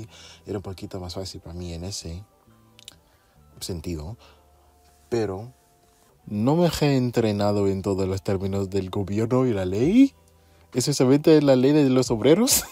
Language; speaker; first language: Spanish; non-native, fluent; English